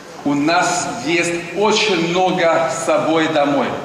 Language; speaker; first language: Russian; non-native, learner; Swedish